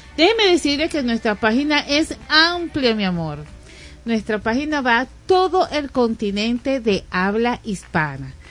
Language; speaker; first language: Spanish; native; Spanish